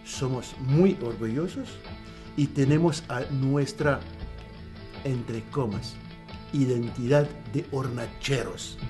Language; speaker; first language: Spanish; non-native, fluent; Arabic